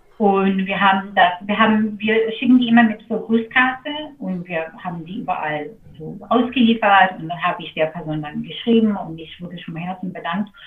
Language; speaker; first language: German; non-native, fluent; English